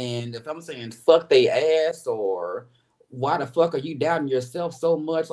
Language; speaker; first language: English; native; English